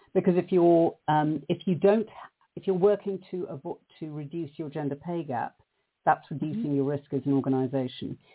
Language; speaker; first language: English; native; English